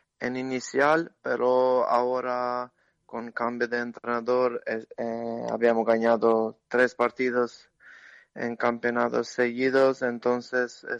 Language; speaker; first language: Spanish; non-native, learner; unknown